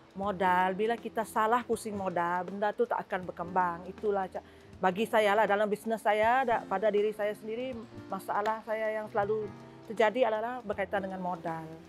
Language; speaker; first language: Malay; non-native, local second language; Iban